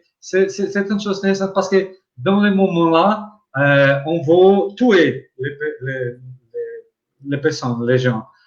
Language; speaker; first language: French; non-native, learner; Portuguese